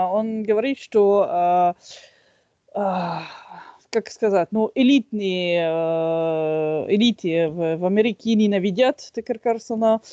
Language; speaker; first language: Russian; non-native, fluent; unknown